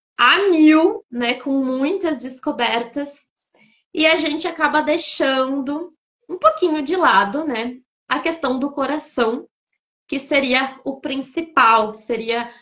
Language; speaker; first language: Portuguese; native; Portuguese